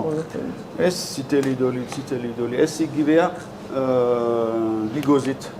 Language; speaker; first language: Georgian; non-native, learner; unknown